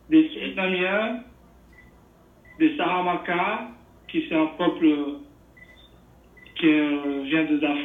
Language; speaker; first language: French; non-native, fluent; Portuguese